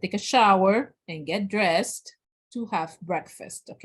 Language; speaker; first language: English; non-native, learner; Spanish